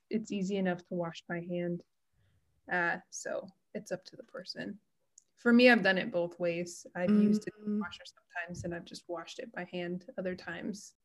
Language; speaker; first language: English; native; English